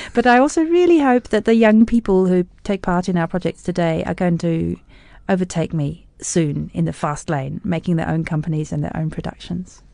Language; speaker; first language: English; native; English